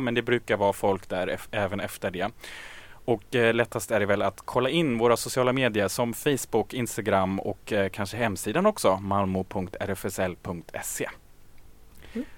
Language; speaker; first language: Swedish; native; Swedish